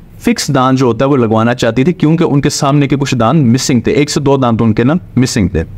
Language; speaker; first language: Urdu; native; Urdu